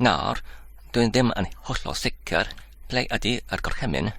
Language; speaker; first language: Welsh; non-native, learner; English